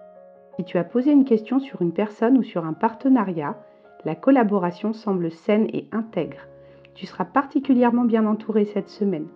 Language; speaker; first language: French; native; French